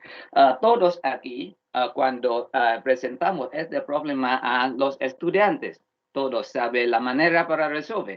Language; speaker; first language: Spanish; non-native, learner; Vietnamese